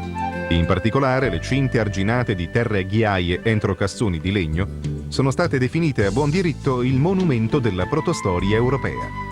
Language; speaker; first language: Italian; native; Italian